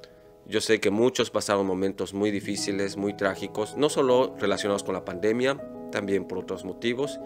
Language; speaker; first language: Spanish; native; Spanish